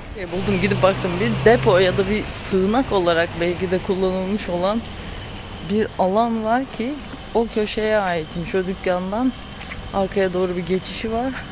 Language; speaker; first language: Turkish; native; Turkish